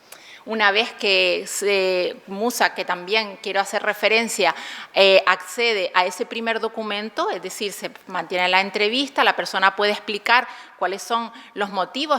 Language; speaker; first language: Spanish; native; Spanish